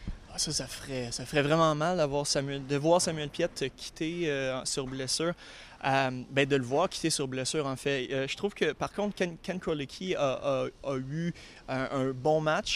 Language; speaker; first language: French; native; French